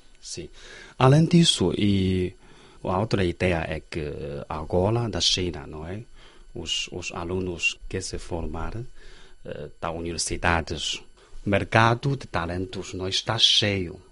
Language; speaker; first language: Portuguese; non-native, learner; Chinese